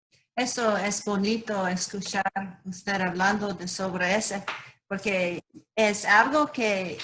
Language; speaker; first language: Spanish; non-native, learner; English